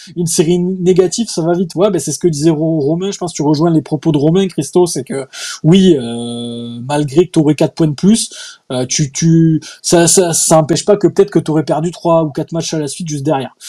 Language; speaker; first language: French; native; French